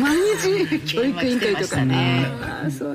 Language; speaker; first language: Japanese; native; Japanese